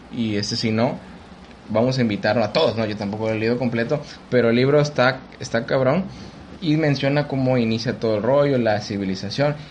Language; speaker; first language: Spanish; native; Spanish